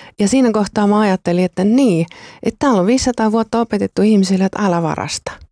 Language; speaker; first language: Finnish; native; Finnish